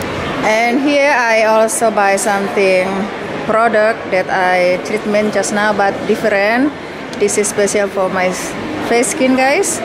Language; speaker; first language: English; non-native, learner; Indonesian